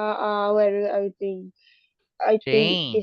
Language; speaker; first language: English; non-native, learner; Thai